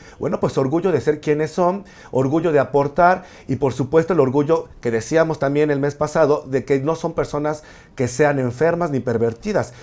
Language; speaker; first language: Spanish; native; Spanish